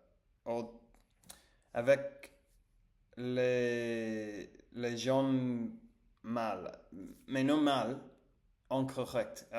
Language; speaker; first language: French; non-native, learner; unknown